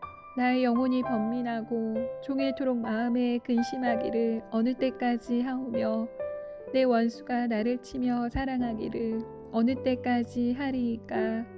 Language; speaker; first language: Korean; native; Korean